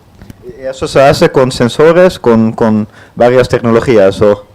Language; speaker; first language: Spanish; non-native, fluent; Dutch